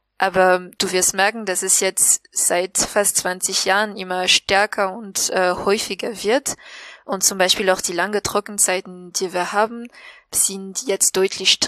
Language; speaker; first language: German; non-native, fluent; Malagasy